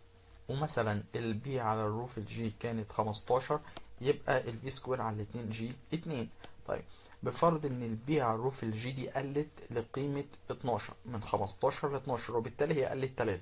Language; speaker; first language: Arabic; native; Arabic